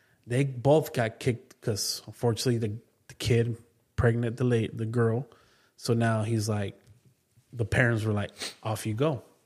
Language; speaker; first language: English; native; English